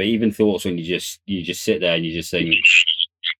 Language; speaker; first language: English; native; English